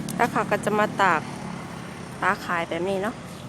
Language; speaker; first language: Thai; native; Thai